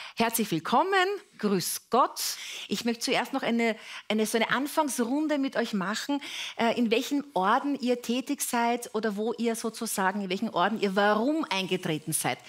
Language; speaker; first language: German; native; German